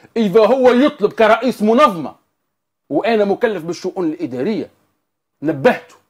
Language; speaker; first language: Arabic; native; Arabic